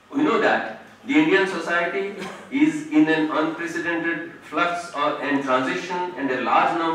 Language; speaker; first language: English; non-native, local second language; Odia